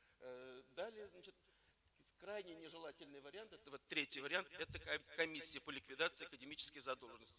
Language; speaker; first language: Russian; native; Russian